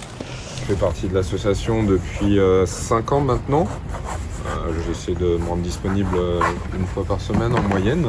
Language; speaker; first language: French; native; French